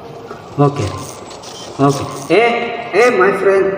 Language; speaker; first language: English; non-native, learner; Indonesian